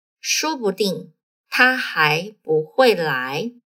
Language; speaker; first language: Chinese; non-native, fluent; Portuguese